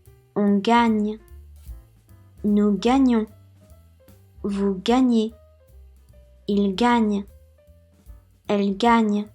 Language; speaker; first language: French; non-native, fluent; Japanese